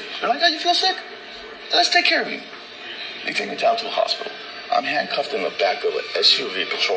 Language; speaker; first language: English; native; English